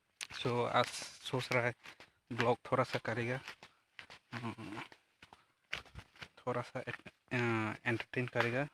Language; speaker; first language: Hindi; non-native, local second language; Kok Borok